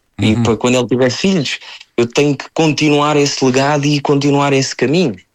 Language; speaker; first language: Portuguese; early bilingual, heritage; French